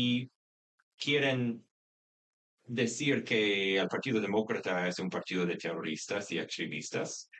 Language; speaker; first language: Spanish; non-native, fluent; English